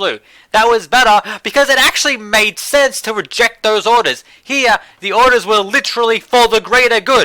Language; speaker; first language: English; native; English